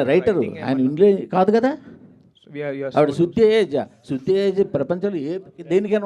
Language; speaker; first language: Telugu; native; Telugu